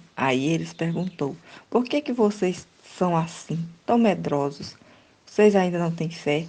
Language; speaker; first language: Portuguese; native; Portuguese